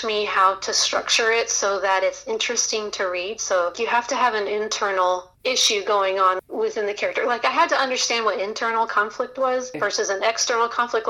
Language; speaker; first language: English; native; English